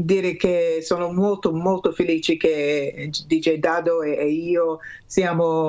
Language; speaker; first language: Italian; non-native, learner; English